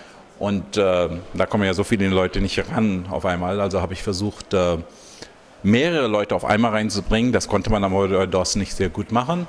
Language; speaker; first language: German; non-native, fluent; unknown